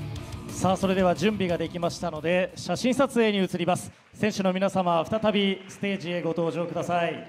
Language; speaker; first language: Japanese; native; Japanese